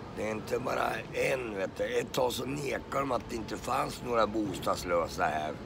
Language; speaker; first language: Swedish; non-native, fluent; Finnish